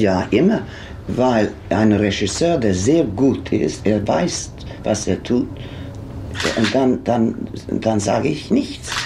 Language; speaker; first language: German; non-native, fluent; Swedish